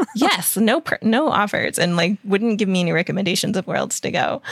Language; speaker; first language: English; native; English